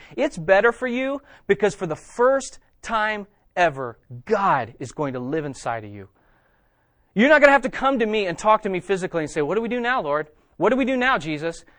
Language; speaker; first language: English; native; English